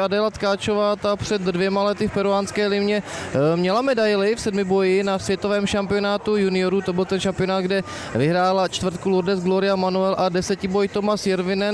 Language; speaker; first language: Czech; native; Czech